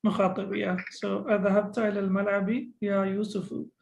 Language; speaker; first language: Arabic; non-native, fluent; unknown